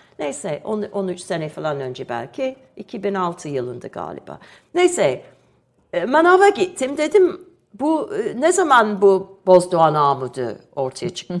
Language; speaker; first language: Turkish; non-native, fluent; English